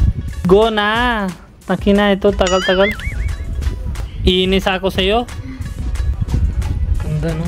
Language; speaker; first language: Filipino; non-native, learner; Punjabi